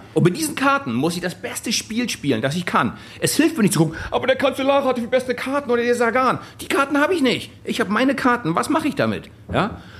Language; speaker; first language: German; native; German